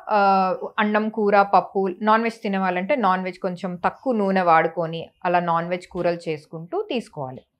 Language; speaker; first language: Telugu; native; Telugu